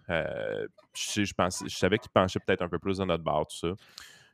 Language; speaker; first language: French; native; French